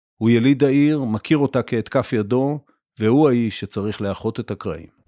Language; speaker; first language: Hebrew; native; Hebrew